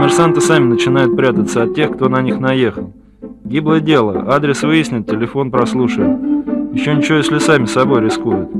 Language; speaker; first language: Russian; native; Russian